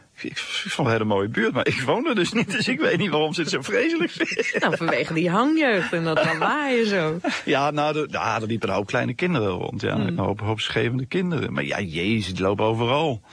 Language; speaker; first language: Dutch; native; Dutch